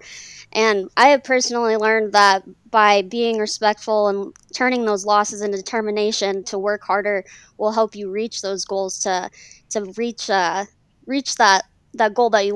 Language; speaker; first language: English; native; English